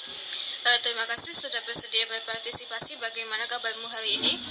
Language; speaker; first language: Indonesian; native; Indonesian